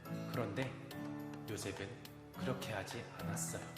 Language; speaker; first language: Korean; native; Korean